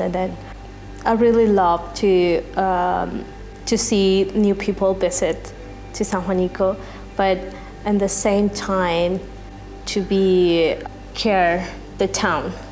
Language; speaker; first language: English; non-native, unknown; Spanish